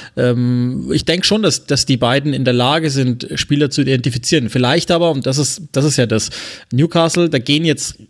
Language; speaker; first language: German; non-native, fluent; French